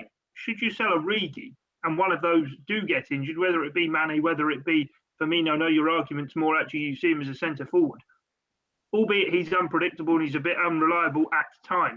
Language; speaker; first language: English; native; English